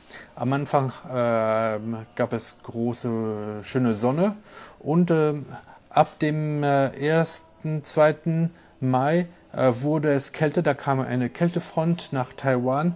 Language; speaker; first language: German; non-native, local second language; French